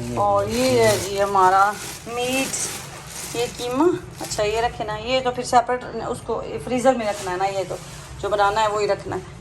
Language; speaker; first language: Urdu; native; Urdu